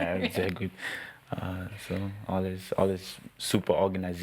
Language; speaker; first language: German; non-native, learner; English